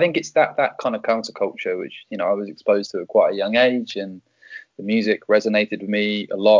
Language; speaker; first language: English; native; English